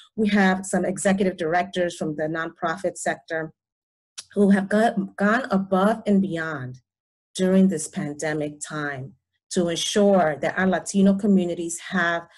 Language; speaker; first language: English; early bilingual, other home language; Spanish